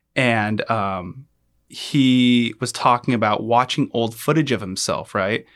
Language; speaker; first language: English; native; English